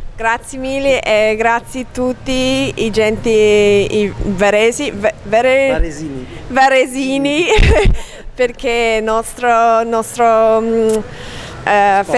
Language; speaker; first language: Italian; non-native, learner; English